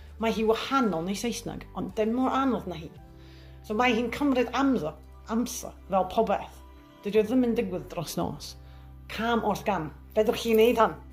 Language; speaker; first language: Welsh; non-native, learner; English